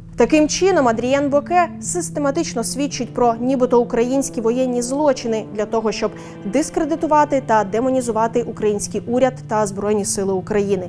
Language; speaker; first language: Ukrainian; native; Ukrainian